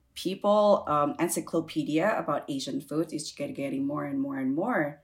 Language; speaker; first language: English; non-native, fluent; Indonesian